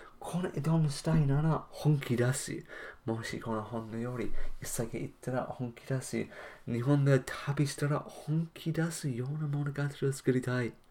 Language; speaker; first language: Japanese; non-native, learner; English